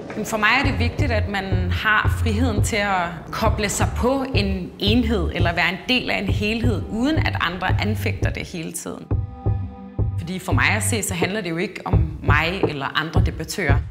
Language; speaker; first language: Danish; early bilingual, other home language; Arabic